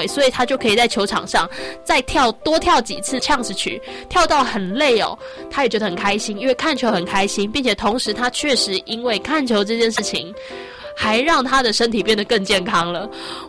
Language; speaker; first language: Chinese; native; Chinese